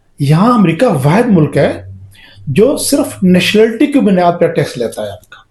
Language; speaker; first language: Urdu; native; Urdu